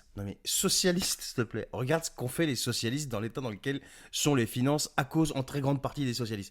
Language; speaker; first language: French; native; French